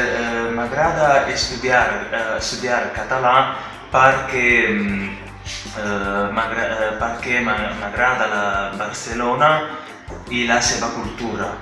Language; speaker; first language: Catalan; non-native, learner; Italian